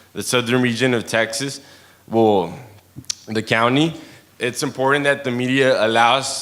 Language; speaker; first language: English; early bilingual, other home language; Spanish